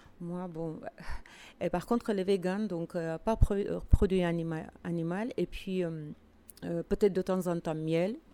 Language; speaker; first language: French; non-native, fluent; Armenian